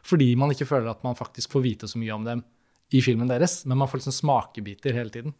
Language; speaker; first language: Norwegian; native; Norwegian